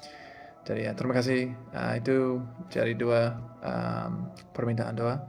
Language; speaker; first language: Indonesian; non-native, fluent; English